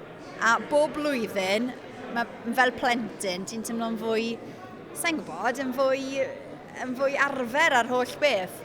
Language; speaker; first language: Welsh; native; Welsh